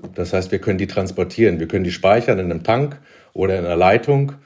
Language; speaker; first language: German; native; German